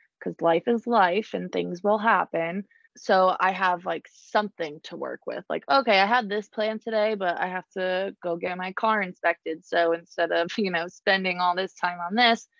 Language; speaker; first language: English; native; English